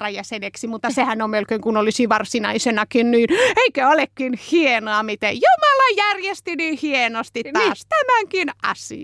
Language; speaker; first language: Finnish; native; Finnish